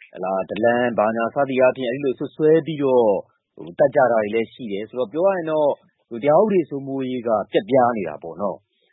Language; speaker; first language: Burmese; native; Burmese